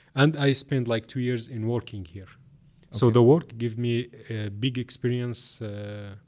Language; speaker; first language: English; non-native, fluent; Arabic